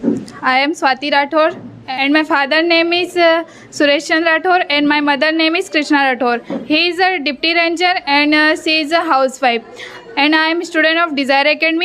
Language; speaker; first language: English; non-native, learner; Hindi